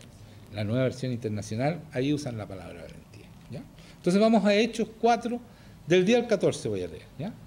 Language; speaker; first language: Spanish; native; Spanish